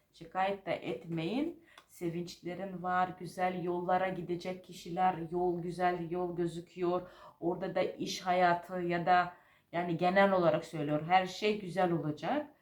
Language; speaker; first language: Turkish; non-native, fluent; Georgian